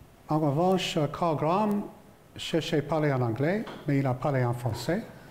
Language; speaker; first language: French; non-native, fluent; English